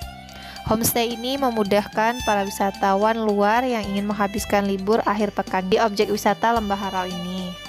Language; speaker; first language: Indonesian; native; Indonesian